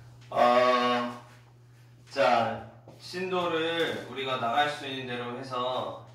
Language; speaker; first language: Korean; native; Korean